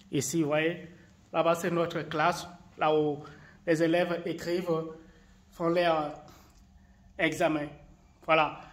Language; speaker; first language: French; non-native, local second language; Arabic